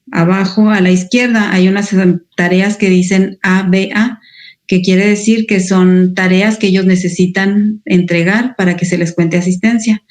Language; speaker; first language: Spanish; native; Spanish